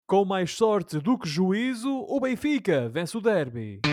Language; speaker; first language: Portuguese; native; Portuguese